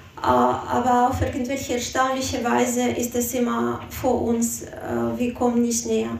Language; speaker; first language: German; non-native, fluent; Russian